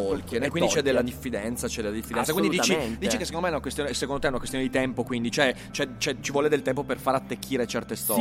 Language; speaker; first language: Italian; native; Italian